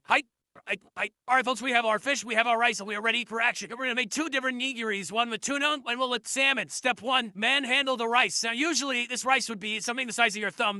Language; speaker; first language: English; native; English